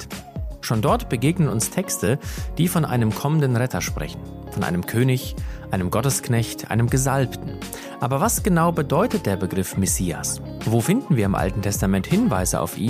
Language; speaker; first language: German; native; German